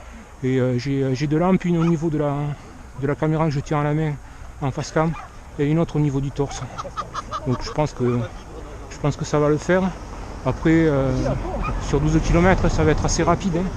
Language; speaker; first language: French; native; French